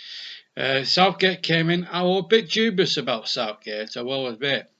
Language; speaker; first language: English; native; English